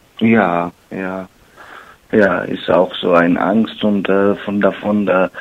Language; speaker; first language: German; non-native, learner; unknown